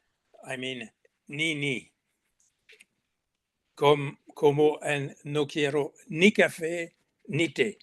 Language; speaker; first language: Spanish; non-native, learner; French